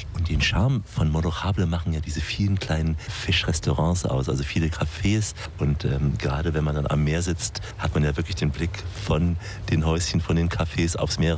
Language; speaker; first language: German; native; German